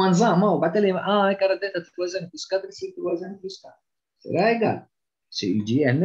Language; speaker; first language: French; non-native, local second language; Arabic